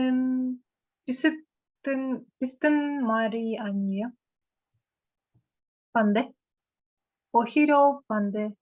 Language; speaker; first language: Korean; non-native, learner; Russian